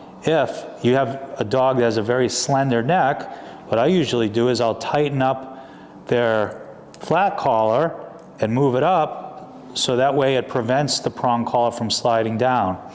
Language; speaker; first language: English; native; English